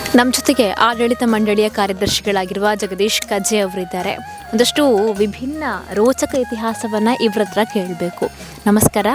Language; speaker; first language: Kannada; native; Kannada